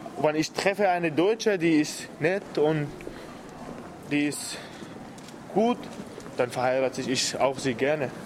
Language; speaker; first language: German; non-native, learner; Arabic